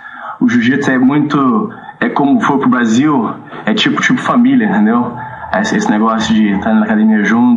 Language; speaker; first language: Portuguese; early bilingual, heritage; Portuguese